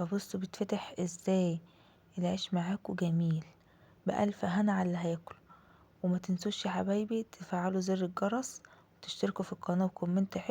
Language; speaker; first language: Arabic; native; Arabic